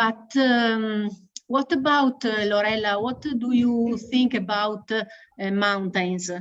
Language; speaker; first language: English; non-native, learner; Italian